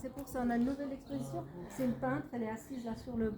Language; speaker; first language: French; native; French